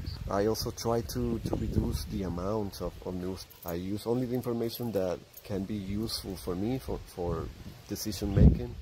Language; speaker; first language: English; non-native, fluent; Spanish